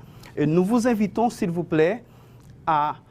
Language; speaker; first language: French; non-native, fluent; Spanish